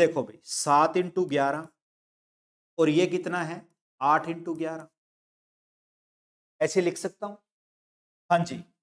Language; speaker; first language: Hindi; non-native, local second language; Punjabi